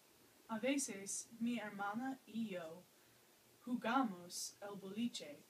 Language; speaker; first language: Spanish; non-native, learner; English